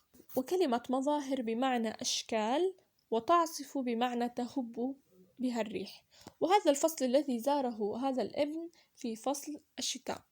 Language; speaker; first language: Arabic; native; Arabic